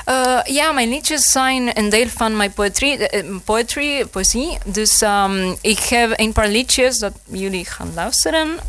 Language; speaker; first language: Dutch; non-native, learner; Spanish